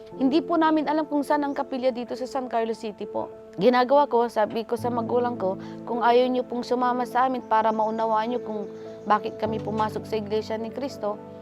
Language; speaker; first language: Filipino; non-native, local second language; Pangasinan